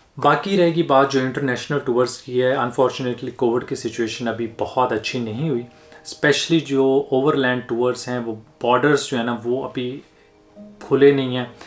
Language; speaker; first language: Urdu; native; Urdu